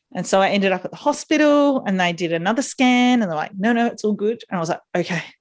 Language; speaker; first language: English; native; English